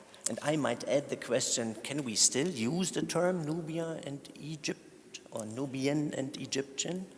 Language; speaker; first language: English; non-native, fluent; German